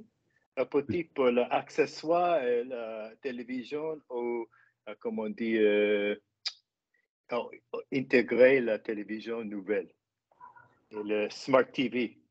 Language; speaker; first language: French; non-native, learner; English